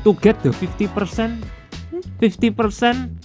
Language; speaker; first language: English; non-native, fluent; Indonesian